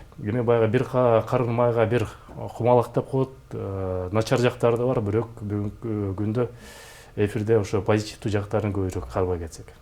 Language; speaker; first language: Kyrgyz; native; Kyrgyz